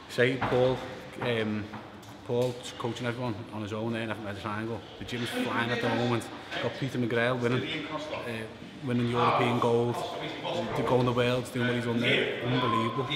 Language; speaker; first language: English; native; English